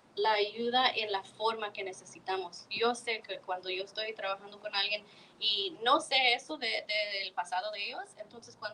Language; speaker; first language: Spanish; early bilingual, heritage; Spanish